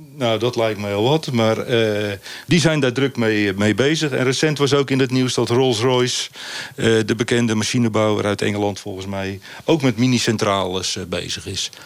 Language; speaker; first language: Dutch; native; Dutch